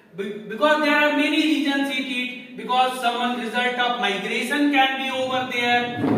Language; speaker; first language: English; non-native, local second language; Hindi